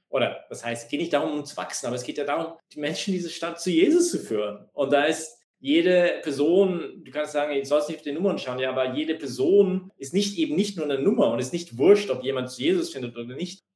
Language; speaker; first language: German; non-native, fluent; English